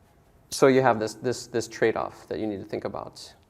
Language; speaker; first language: English; native; English